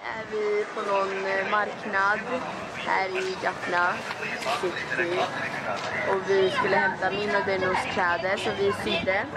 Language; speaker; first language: Swedish; early bilingual, other home language; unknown